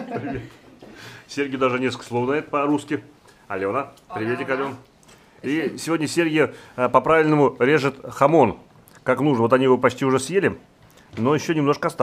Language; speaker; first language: Russian; native; Russian